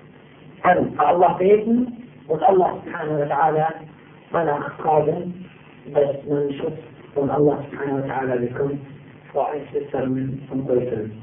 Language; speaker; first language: German; non-native, fluent; Arabic